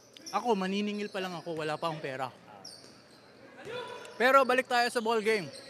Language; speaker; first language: Filipino; non-native, learner; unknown